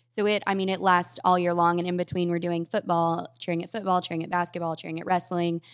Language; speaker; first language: English; native; English